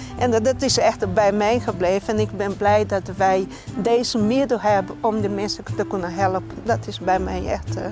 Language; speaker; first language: Dutch; non-native, fluent; Portuguese